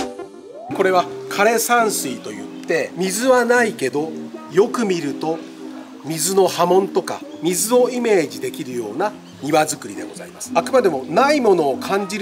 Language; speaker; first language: Japanese; native; Japanese